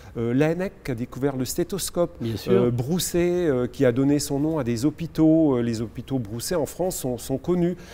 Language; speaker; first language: French; native; French